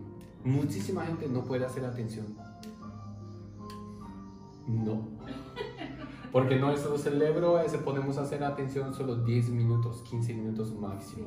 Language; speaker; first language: Spanish; non-native, learner; Japanese